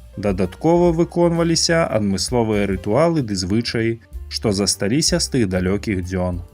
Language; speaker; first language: Belarusian; native; Belarusian